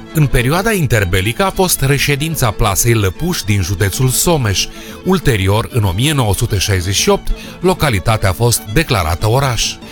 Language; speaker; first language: Romanian; native; Romanian